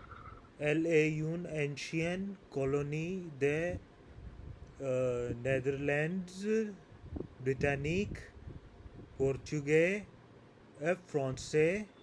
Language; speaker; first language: French; non-native, learner; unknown